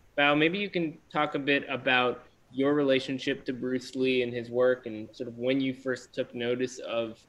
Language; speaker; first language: English; native; English